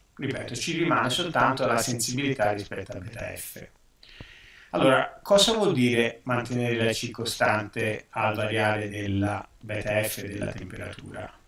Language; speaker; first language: Italian; native; Italian